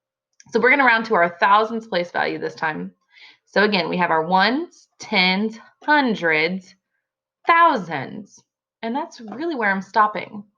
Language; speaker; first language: English; native; English